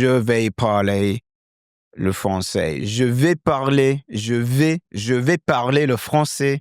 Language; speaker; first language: French; non-native, fluent; English